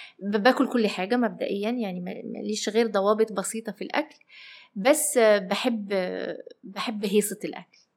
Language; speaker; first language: Arabic; early bilingual, heritage; Arabic